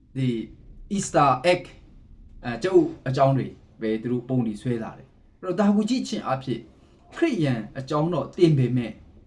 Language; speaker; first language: Burmese; non-native, local second language; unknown